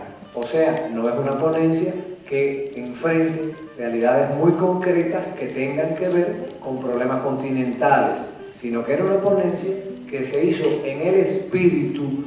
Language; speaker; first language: Spanish; native; Spanish